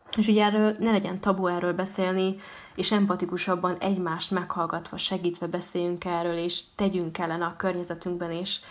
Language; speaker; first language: Hungarian; early bilingual, other home language; Arabic